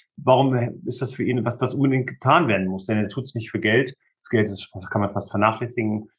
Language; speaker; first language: German; native; German